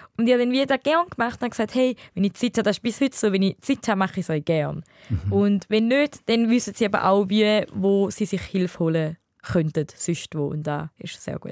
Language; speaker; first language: German; early bilingual, other home language; Tamil